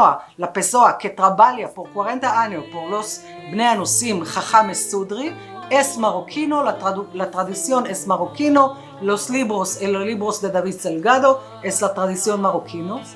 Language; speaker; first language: Portuguese; non-native, learner; Spanish